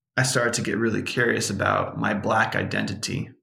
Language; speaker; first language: English; early bilingual, other home language; Portuguese